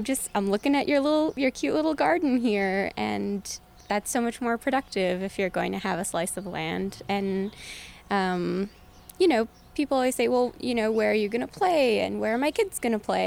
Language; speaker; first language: English; native; English